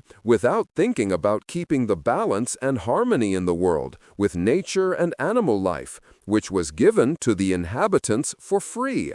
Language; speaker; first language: English; non-native, fluent; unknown